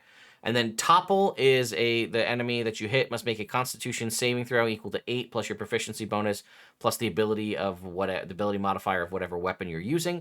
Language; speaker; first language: English; native; English